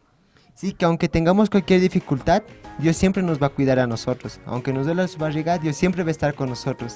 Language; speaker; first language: Spanish; native; Spanish